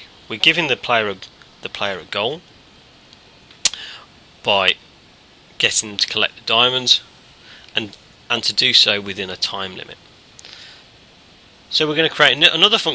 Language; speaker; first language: English; native; English